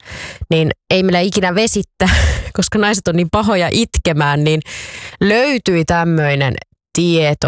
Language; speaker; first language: Finnish; native; Finnish